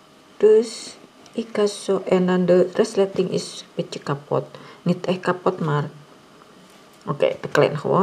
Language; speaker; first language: Dutch; non-native, learner; Indonesian